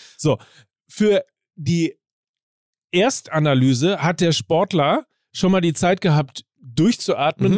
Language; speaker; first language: German; native; German